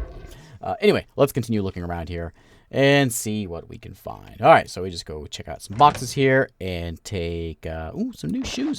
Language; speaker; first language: English; native; English